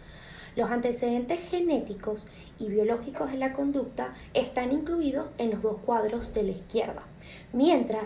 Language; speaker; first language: Spanish; native; Spanish